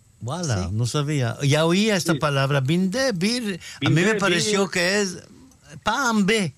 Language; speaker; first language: Spanish; early bilingual, heritage; Ladino